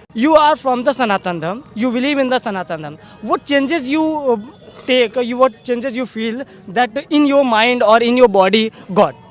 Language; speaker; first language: Hindi; native; Hindi